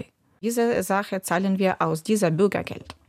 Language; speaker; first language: German; non-native, learner; Ukrainian